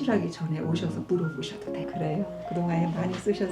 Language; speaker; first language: Korean; native; Korean